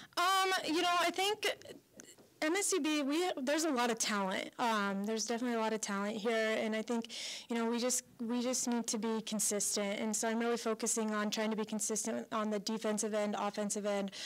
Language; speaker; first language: English; native; English